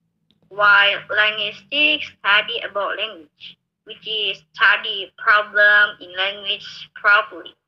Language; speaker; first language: English; non-native, learner; Indonesian